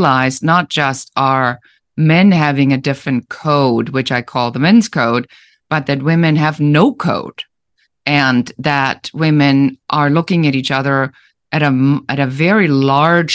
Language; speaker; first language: English; non-native, fluent; German